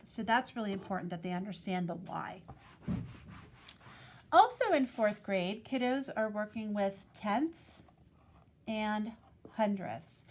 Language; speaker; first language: English; native; English